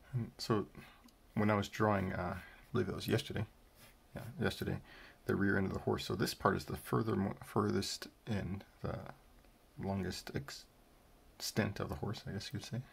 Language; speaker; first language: English; native; English